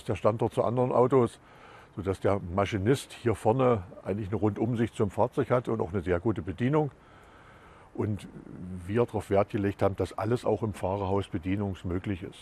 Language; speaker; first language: German; native; German